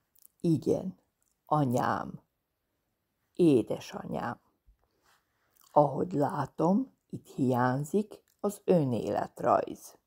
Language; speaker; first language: Hungarian; non-native, fluent; Serbian